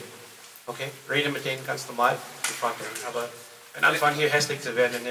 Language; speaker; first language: German; non-native, learner; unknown